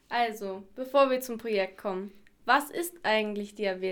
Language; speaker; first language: German; native; German